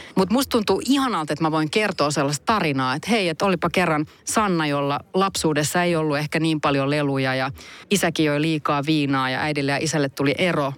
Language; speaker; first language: Finnish; native; Finnish